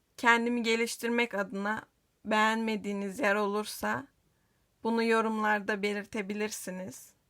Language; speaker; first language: Turkish; native; Turkish